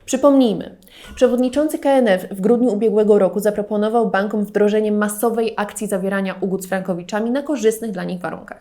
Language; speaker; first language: Polish; native; Polish